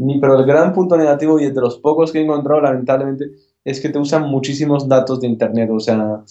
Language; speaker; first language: Spanish; non-native, fluent; French